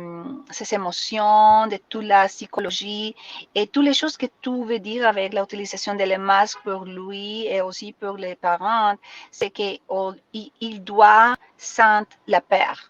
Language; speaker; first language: French; non-native, learner; Spanish